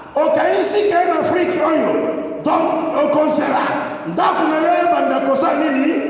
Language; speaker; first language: Lingala; non-native, fluent; Igbo